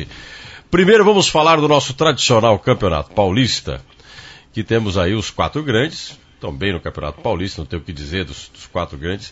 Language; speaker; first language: Portuguese; native; Portuguese